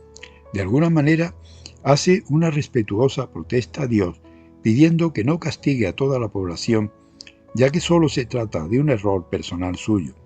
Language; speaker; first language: Spanish; native; Spanish